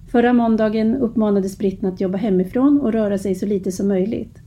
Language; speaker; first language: Swedish; native; Swedish